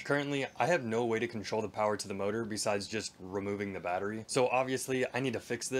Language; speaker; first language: English; native; English